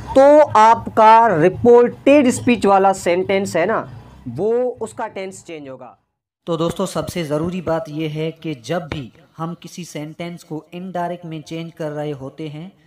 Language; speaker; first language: Urdu; non-native, local second language; Sindhi